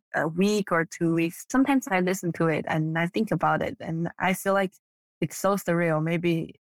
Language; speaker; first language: English; non-native, fluent; Chinese